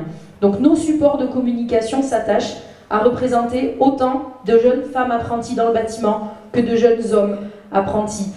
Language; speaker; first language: French; native; French